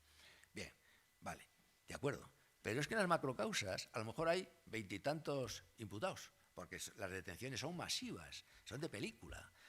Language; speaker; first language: Spanish; native; Spanish